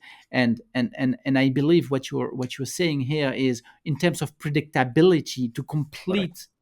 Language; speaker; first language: English; non-native, fluent; French